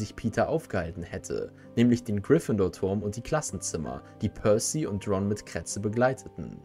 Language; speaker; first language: German; native; German